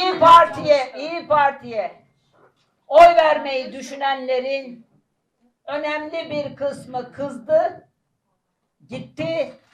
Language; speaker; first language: Turkish; native; Turkish